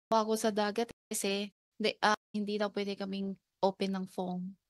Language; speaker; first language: Filipino; non-native, learner; Chinese